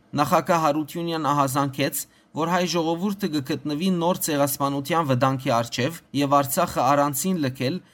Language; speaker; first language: Armenian; early bilingual, heritage; Armenian